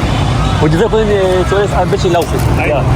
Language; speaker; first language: German; non-native, learner; Arabic